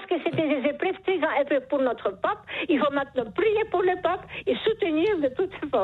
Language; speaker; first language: French; non-native, fluent; Polish